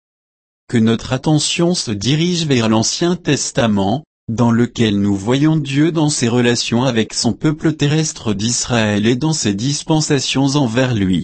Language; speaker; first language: French; native; French